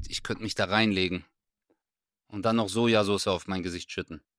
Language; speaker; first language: German; native; German